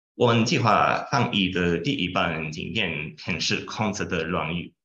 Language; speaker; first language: Chinese; non-native, fluent; Portuguese